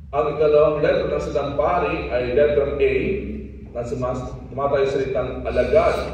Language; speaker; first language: Filipino; non-native, local second language; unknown